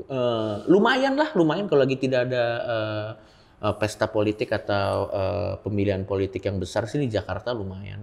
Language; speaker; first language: Indonesian; native; Indonesian